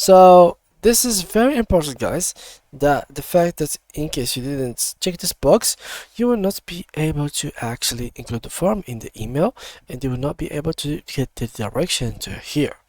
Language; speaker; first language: English; non-native, fluent; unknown